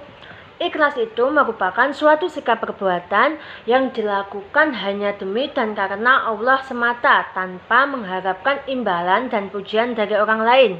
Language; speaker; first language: Indonesian; native; Indonesian